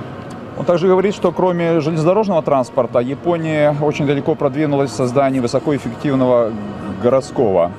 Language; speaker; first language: Russian; native; Russian